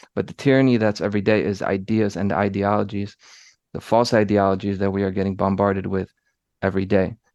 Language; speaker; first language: English; early bilingual, other home language; Polish